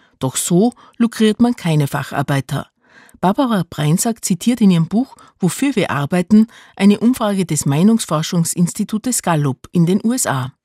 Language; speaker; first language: German; native; German